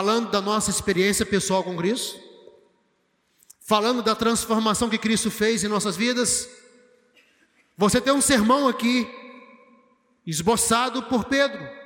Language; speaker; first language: Portuguese; native; Portuguese